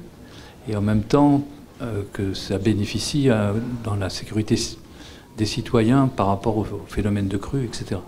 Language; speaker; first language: French; native; French